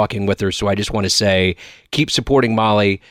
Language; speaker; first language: English; native; English